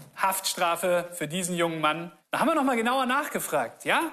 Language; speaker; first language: German; native; German